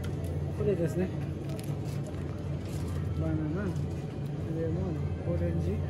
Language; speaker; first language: Japanese; non-native, learner; Nepali